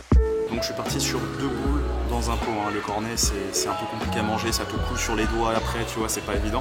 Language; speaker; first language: French; native; French